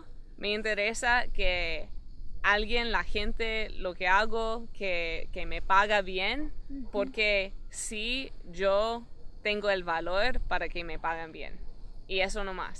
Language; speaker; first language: Spanish; non-native, fluent; English